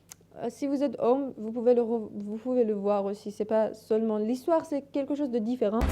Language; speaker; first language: French; non-native, learner; Persian